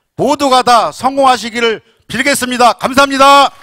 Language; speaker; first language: Korean; native; Korean